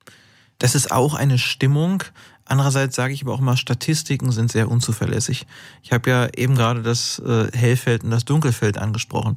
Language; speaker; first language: German; native; German